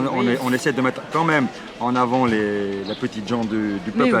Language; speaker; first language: French; native; French